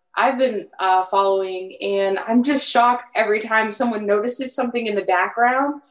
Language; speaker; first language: English; early bilingual, other home language; French